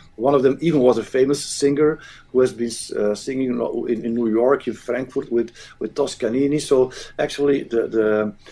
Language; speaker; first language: English; non-native, fluent; Dutch